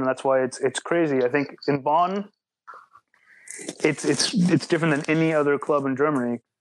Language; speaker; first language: English; early bilingual, other home language; German